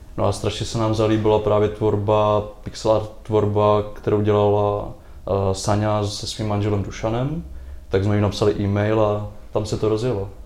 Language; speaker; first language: Czech; native; Czech